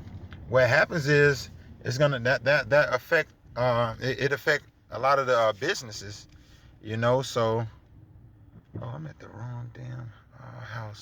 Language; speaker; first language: English; native; English